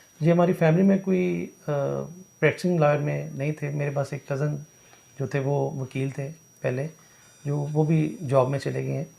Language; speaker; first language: Urdu; non-native, local second language; Punjabi